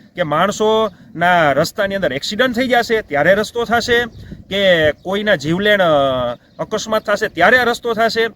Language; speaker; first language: Gujarati; native; Gujarati